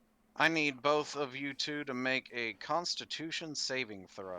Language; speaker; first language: English; native; English